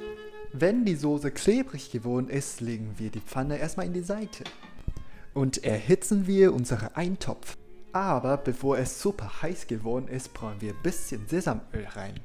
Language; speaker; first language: German; non-native, fluent; Chinese